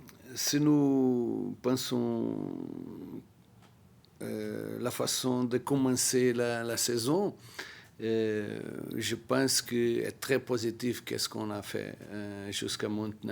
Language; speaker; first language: French; non-native, learner; Portuguese